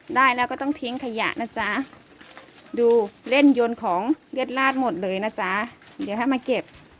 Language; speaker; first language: Thai; native; Thai